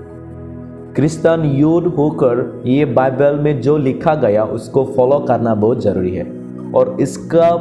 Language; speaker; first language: Hindi; non-native, local second language; Kok Borok